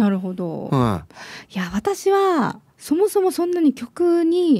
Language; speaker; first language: Japanese; native; Japanese